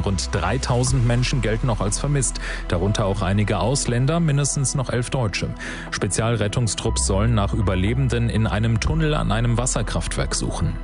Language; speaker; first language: German; native; German